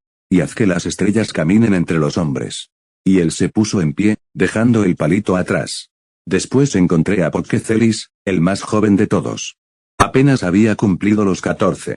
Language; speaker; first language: Spanish; native; Spanish